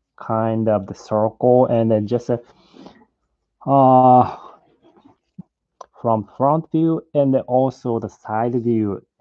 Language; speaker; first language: English; non-native, learner; Japanese